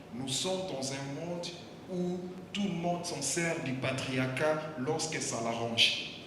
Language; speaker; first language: French; non-native, local second language; Lingala